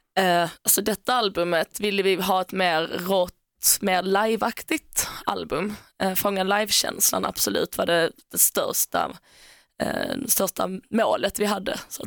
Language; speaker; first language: Swedish; native; Swedish